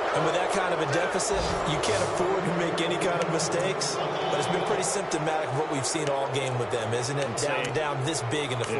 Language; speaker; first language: English; native; English